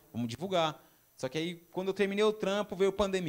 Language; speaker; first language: Portuguese; native; Portuguese